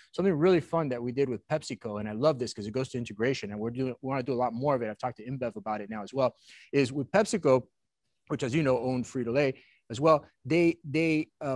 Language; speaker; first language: English; native; English